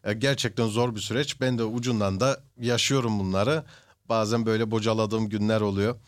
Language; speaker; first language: Turkish; early bilingual, heritage; Turkish